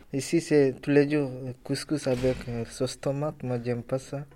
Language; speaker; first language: French; non-native, learner; Bangla